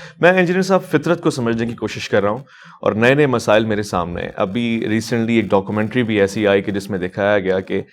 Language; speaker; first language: Urdu; native; Urdu